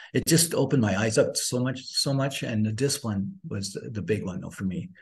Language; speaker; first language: English; native; English